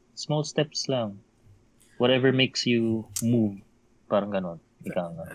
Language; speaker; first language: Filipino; native; Filipino